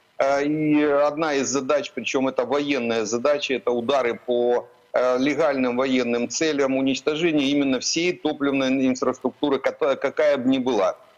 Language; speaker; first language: Russian; native; Russian